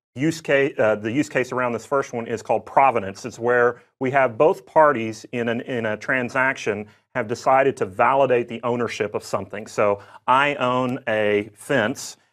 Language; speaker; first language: English; native; English